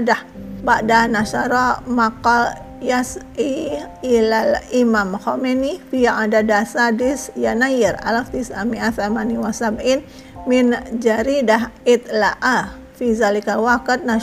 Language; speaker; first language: Arabic; non-native, learner; Indonesian